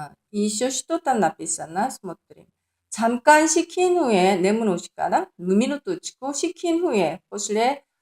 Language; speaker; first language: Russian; non-native, learner; Korean